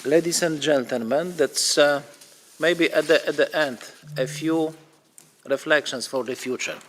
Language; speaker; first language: English; non-native, fluent; Polish